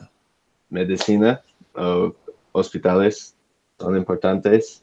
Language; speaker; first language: Spanish; non-native, learner; English